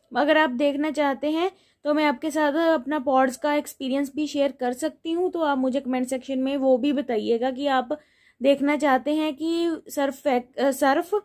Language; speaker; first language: Hindi; non-native, local second language; Punjabi